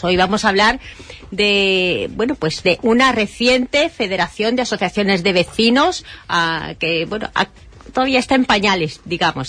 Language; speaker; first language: Spanish; native; Spanish